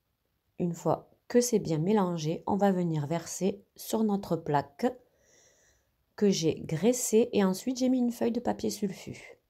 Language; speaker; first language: French; native; French